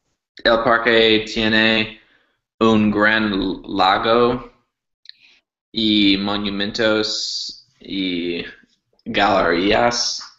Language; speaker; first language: Spanish; non-native, learner; English